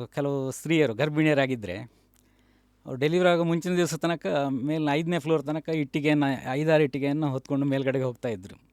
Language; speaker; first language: Kannada; native; Kannada